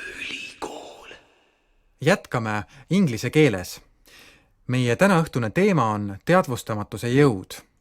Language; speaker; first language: Estonian; native; Estonian